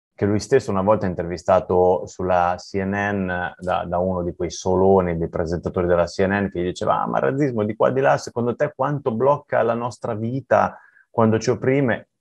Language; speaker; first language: Italian; native; Italian